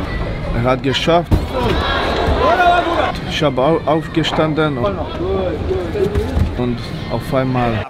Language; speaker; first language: German; non-native, learner; Croatian